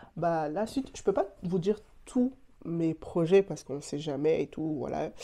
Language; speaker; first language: French; native; French